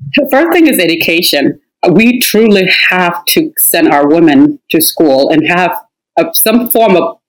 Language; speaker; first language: English; non-native, fluent; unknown